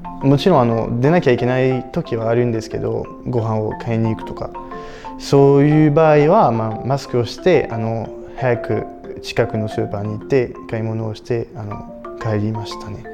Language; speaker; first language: Japanese; non-native, fluent; French